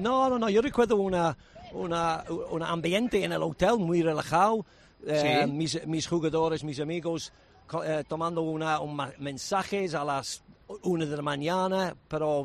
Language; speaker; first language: Spanish; non-native, learner; English